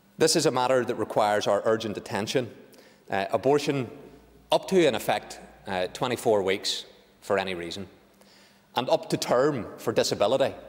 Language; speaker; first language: English; native; English